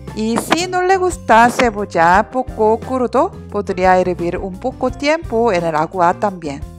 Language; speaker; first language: Spanish; non-native, learner; Korean